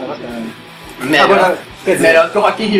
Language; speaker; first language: Portuguese; native; Portuguese